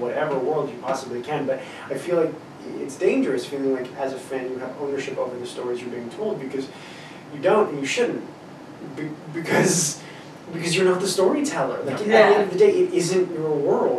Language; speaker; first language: English; native; English